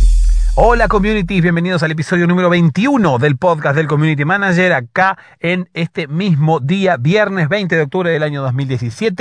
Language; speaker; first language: Spanish; native; Spanish